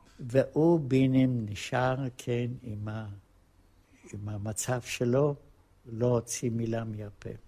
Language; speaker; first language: Hebrew; non-native, fluent; Polish